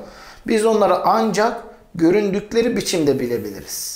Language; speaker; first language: Turkish; native; Turkish